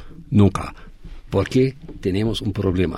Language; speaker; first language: Spanish; non-native, fluent; German